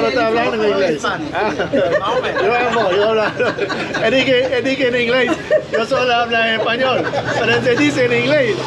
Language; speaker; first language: Spanish; non-native, learner; English